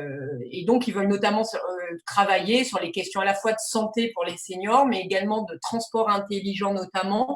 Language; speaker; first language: French; native; French